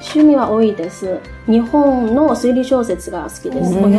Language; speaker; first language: Japanese; non-native, fluent; Chinese